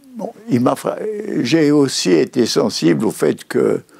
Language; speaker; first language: French; native; French